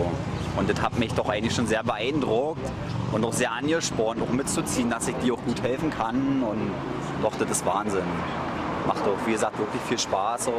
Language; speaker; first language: German; native; German